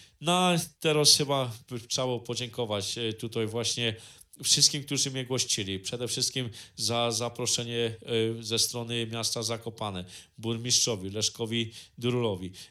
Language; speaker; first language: Polish; native; Polish